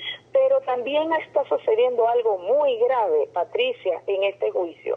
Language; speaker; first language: Spanish; native; Spanish